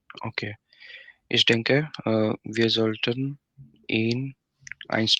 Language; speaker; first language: German; non-native, learner; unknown